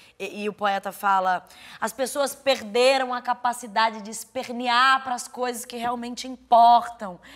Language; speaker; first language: Portuguese; native; Portuguese